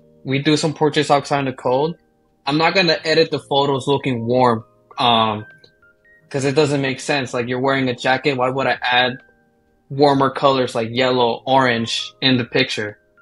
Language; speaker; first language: English; early bilingual, other home language; Spanish